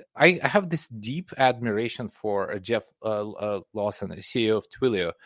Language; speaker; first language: English; non-native, fluent; Russian